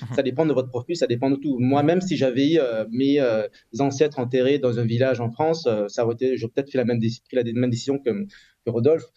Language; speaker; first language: French; native; French